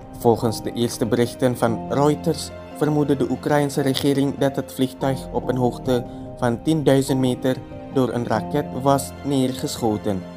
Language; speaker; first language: Dutch; non-native, fluent; Indonesian